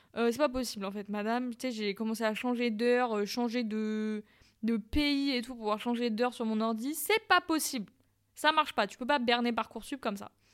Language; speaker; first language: French; native; French